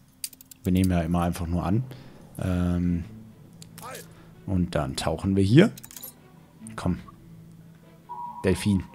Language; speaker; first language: German; native; German